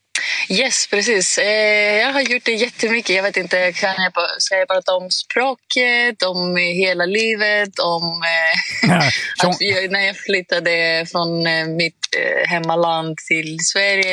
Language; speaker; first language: Swedish; non-native, fluent; Greek